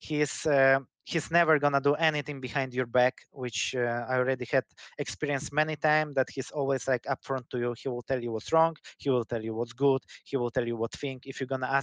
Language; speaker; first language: English; non-native, fluent; Polish